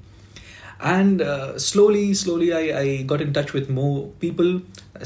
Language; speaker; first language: English; non-native, local second language; Marathi